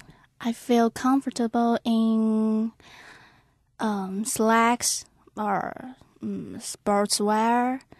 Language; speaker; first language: English; non-native, learner; Chinese